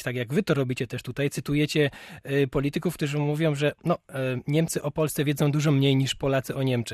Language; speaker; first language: Polish; native; Polish